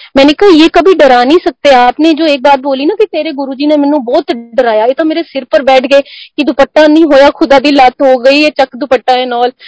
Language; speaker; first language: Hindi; non-native, local second language; Punjabi